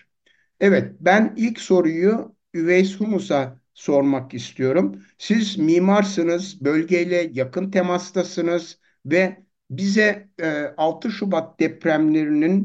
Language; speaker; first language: Turkish; native; Turkish